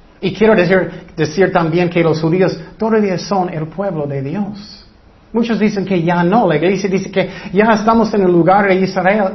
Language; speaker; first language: Spanish; non-native, fluent; English